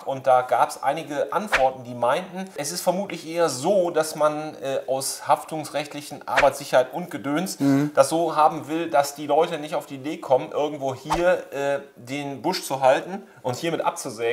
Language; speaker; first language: German; native; German